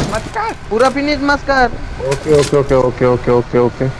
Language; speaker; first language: Hindi; non-native, local second language; Gujarati